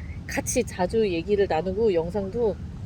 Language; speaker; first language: Korean; native; Korean